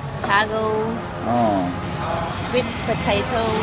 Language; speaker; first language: English; non-native, learner; Vietnamese